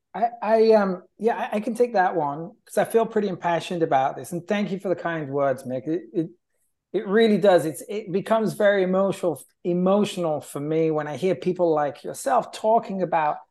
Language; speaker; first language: English; native; English